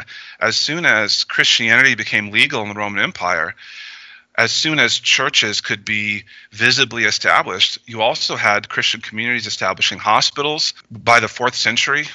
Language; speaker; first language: English; native; English